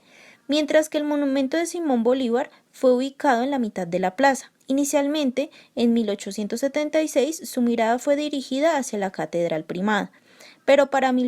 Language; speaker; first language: Spanish; native; Spanish